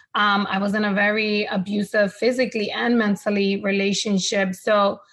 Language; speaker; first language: English; non-native, fluent; Spanish